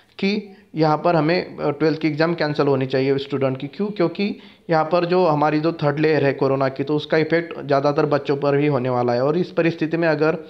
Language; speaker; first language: Hindi; non-native, local second language; Marathi